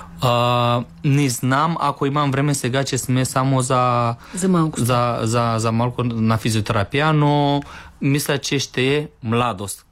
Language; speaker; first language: Bulgarian; non-native, learner; Romanian